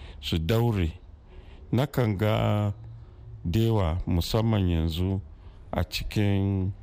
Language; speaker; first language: Hausa; non-native, local second language; Fula